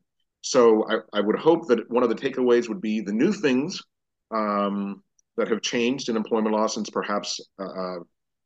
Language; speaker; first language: English; native; English